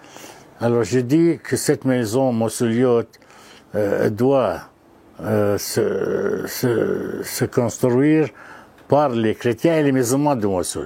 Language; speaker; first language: French; non-native, fluent; Arabic